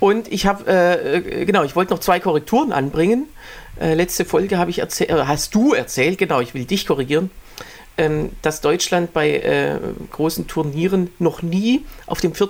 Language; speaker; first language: German; native; German